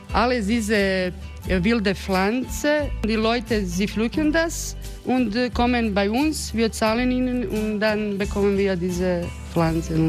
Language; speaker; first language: German; non-native, fluent; Croatian